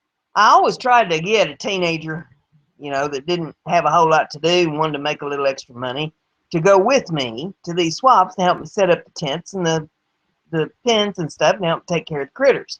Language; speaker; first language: English; native; English